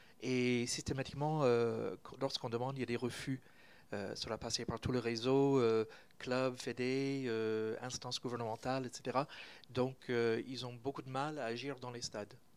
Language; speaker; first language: French; native; French